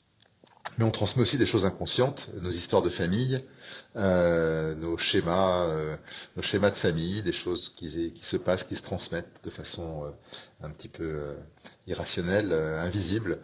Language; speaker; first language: French; native; French